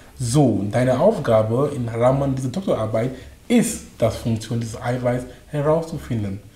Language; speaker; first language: German; non-native, fluent; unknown